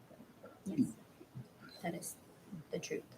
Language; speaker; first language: English; native; English